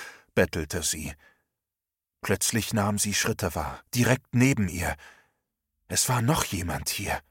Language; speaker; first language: German; native; German